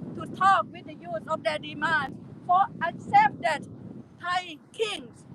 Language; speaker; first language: English; non-native, fluent; Thai